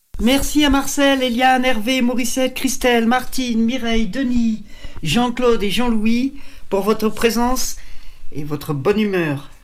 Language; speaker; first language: French; native; French